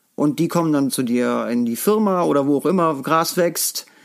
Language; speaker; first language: German; native; German